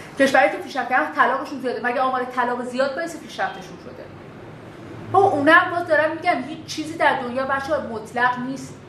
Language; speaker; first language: Persian; non-native, local second language; Southern Kurdish